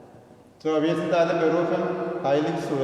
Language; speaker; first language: German; non-native, fluent; Malayalam